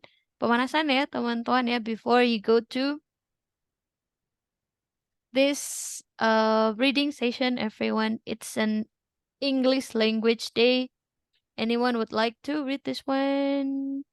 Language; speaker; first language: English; non-native, fluent; Indonesian